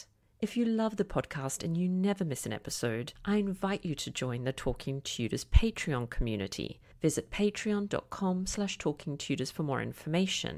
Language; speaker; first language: English; native; English